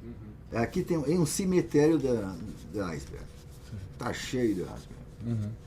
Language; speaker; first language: Portuguese; non-native, fluent; French